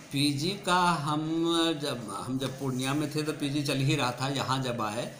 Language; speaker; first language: Hindi; native; Hindi